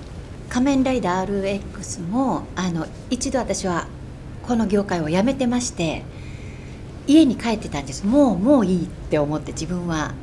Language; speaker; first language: Japanese; native; Japanese